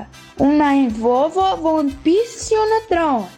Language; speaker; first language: German; early bilingual, heritage; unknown